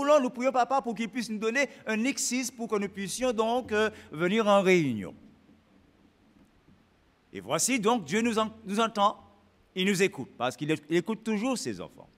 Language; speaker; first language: French; native; French